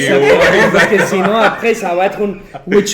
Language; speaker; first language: French; non-native, fluent; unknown